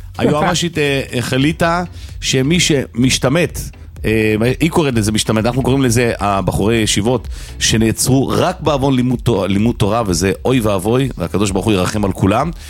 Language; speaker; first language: Hebrew; native; Hebrew